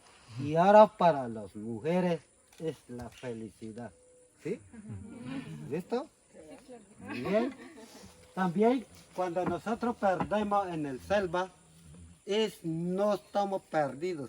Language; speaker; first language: Spanish; non-native, local second language; Ticuna